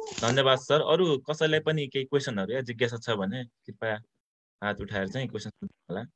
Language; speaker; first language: Nepali; native; Nepali